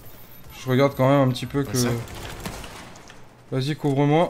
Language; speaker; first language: French; native; French